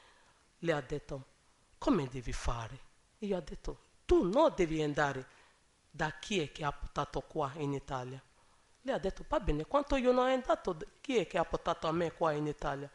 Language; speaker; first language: Italian; non-native, learner; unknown